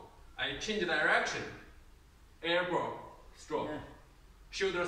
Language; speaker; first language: English; non-native, learner; Chinese